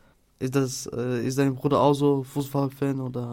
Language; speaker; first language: German; non-native, learner; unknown